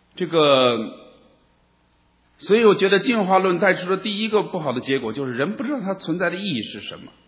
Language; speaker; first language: Chinese; native; Chinese